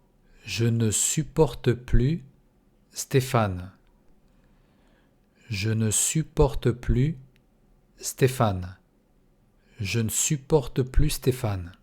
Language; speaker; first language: French; non-native, fluent; Russian